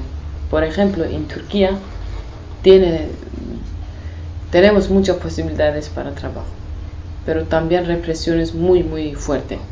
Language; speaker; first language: Spanish; non-native, learner; Kurdish